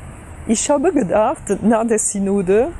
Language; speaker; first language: German; non-native, fluent; French